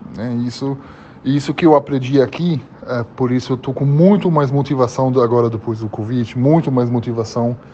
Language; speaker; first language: Portuguese; non-native, fluent; German